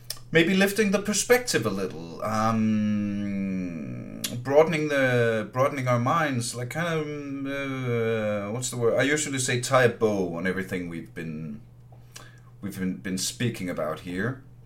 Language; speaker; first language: English; non-native, fluent; Danish